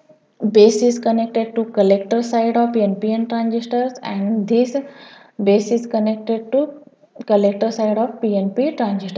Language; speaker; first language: English; non-native, local second language; Marathi